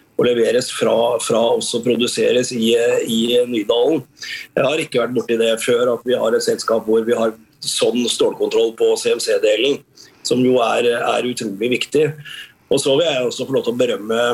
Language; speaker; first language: Norwegian; native; Norwegian